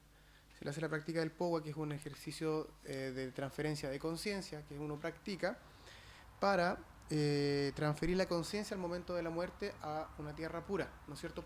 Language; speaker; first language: Spanish; native; Spanish